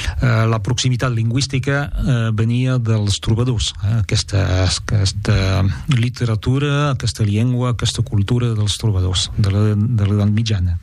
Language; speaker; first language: Catalan; non-native, fluent; French